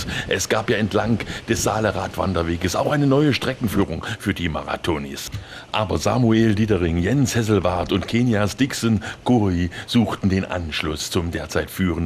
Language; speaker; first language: German; native; German